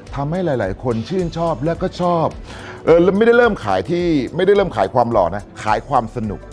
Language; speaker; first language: Thai; native; Thai